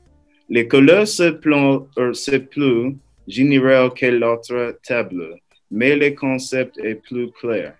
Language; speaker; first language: French; non-native, learner; English